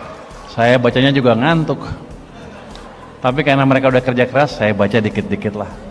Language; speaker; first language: Indonesian; native; Indonesian